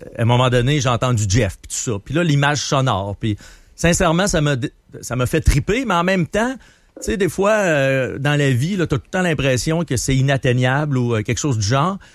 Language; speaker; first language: French; native; French